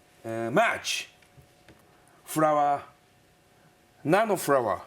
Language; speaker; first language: English; non-native, learner; Japanese